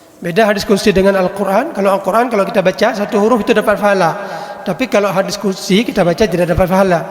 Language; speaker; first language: Malay; non-native, local second language; Achinese